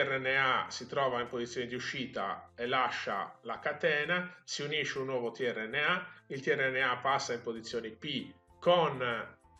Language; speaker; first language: Italian; native; Italian